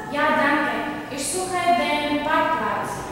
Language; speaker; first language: German; non-native, learner; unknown